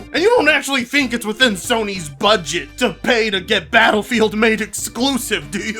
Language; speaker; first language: English; native; English